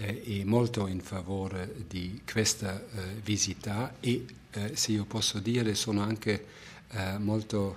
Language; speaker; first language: Italian; non-native, fluent; German